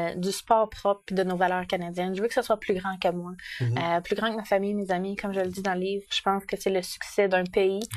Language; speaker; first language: French; native; French